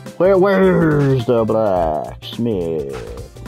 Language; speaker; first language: English; native; English